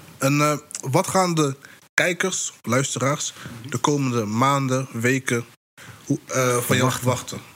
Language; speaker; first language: Dutch; early bilingual, other home language; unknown